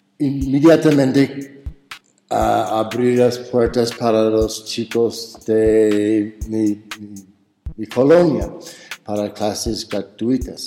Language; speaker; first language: Spanish; non-native, fluent; English